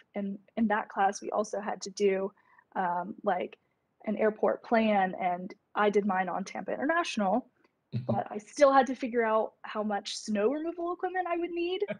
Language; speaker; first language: English; native; English